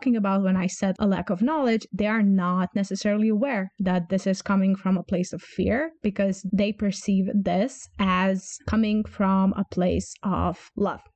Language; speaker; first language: English; non-native, fluent; Croatian